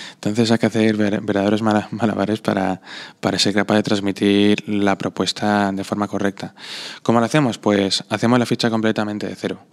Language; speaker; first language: Spanish; non-native, fluent; Slovak